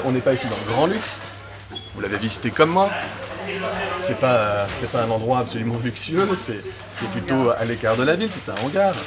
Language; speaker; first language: French; native; French